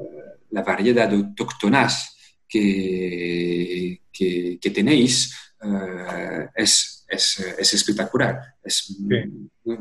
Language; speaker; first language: Spanish; non-native, fluent; French